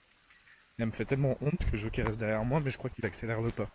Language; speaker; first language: French; native; French